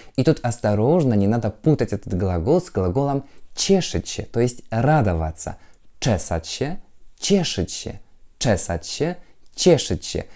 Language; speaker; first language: Russian; non-native, fluent; Polish